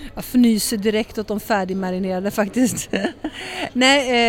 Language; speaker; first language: Swedish; early bilingual, heritage; Swedish